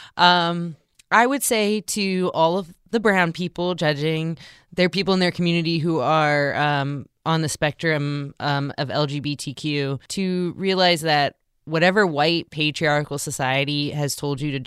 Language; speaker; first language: English; native; English